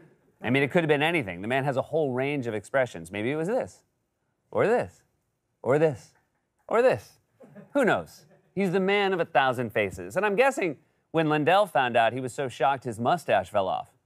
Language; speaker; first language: English; native; English